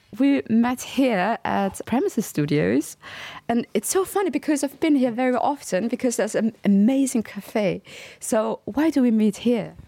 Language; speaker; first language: English; non-native, fluent; German